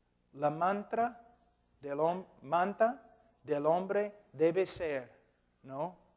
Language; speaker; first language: Spanish; non-native, fluent; English